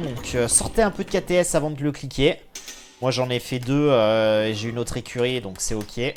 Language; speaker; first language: French; native; French